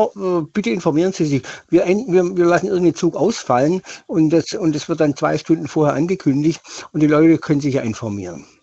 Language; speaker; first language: German; native; German